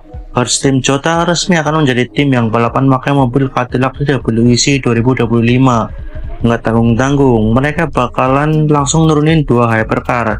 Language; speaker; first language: Indonesian; native; Indonesian